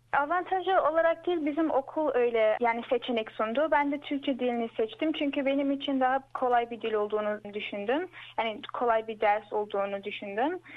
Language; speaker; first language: Turkish; early bilingual, heritage; Turkish